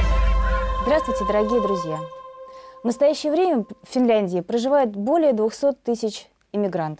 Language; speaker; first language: Russian; native; Russian